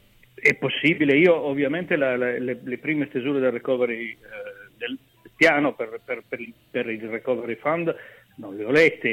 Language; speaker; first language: Italian; native; Italian